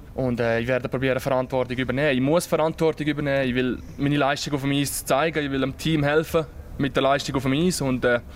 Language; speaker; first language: German; native; German